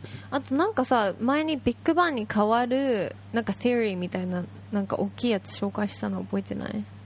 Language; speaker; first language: Japanese; native; Japanese